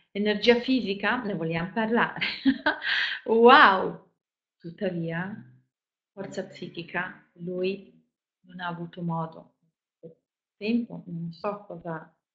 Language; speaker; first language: Italian; non-native, fluent; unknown